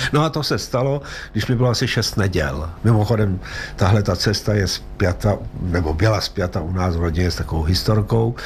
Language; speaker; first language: Czech; early bilingual, other home language; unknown